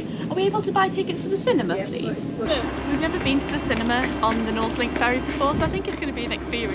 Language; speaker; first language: English; native; English